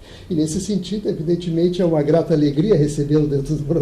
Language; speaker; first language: Portuguese; native; Portuguese